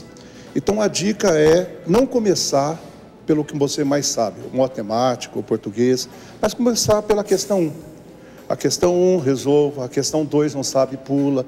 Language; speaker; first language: Portuguese; native; Portuguese